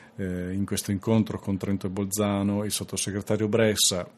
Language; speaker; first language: Italian; native; Italian